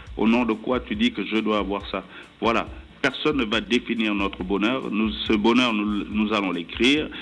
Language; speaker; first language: French; non-native, local second language; Wolof